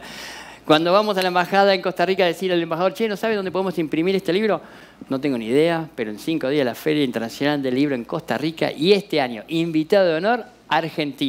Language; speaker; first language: Spanish; native; Spanish